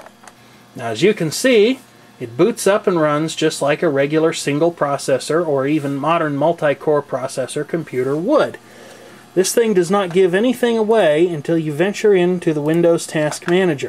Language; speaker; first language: English; native; English